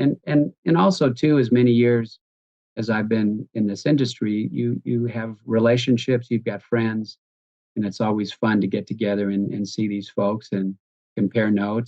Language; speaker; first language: English; native; English